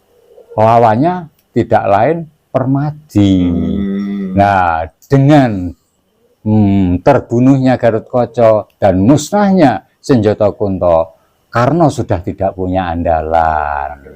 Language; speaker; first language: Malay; non-native, local second language; Javanese